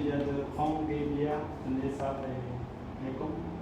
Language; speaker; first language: French; non-native, learner; Khmer